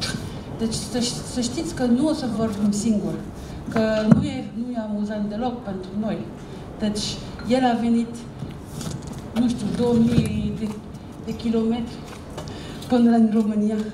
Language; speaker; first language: Romanian; non-native, fluent; French